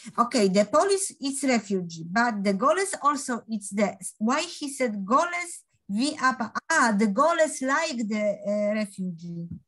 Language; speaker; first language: English; non-native, learner; Polish